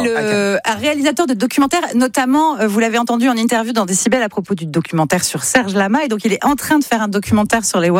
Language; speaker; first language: French; native; French